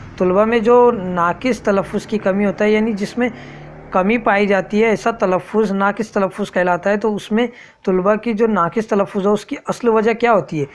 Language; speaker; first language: Urdu; native; Urdu